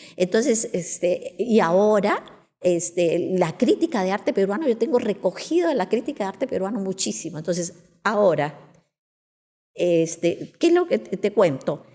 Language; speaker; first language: Spanish; native; Spanish